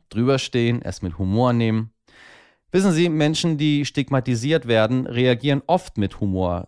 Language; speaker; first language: German; early bilingual, other home language; Persian